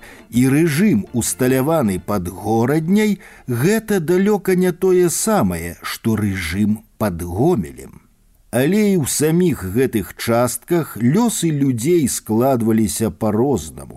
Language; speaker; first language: Belarusian; native; Belarusian